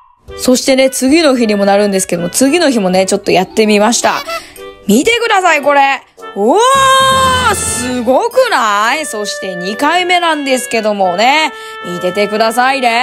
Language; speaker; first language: Japanese; native; Japanese